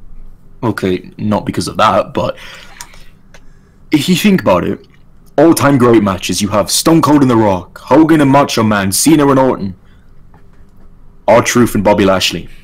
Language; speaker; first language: English; native; English